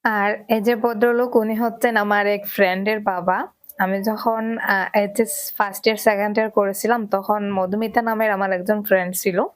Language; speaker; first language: Bangla; native; Bangla